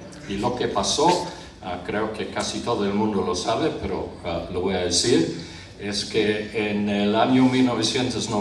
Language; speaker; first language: Spanish; non-native, fluent; English